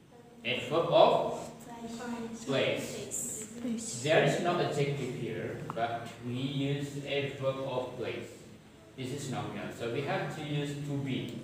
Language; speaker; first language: English; non-native, fluent; Indonesian